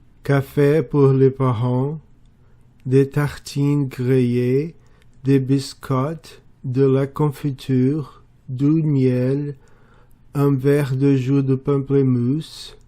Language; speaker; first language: French; non-native, learner; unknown